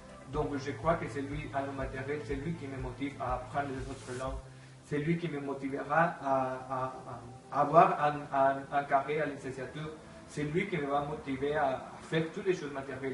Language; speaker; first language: French; non-native, learner; Spanish